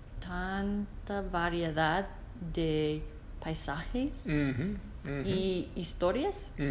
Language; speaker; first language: Spanish; non-native, learner; English